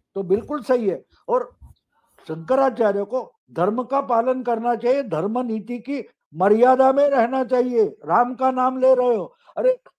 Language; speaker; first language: Hindi; non-native, local second language; Marathi